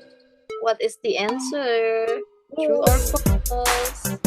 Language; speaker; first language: English; non-native, fluent; Indonesian